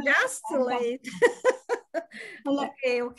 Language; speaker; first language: English; non-native, learner; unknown